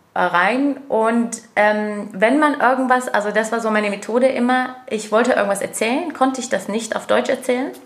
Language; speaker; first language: German; non-native, fluent; Arabic